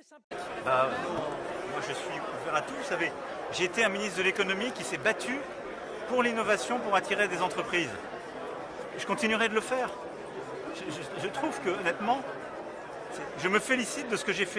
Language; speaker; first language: French; native; French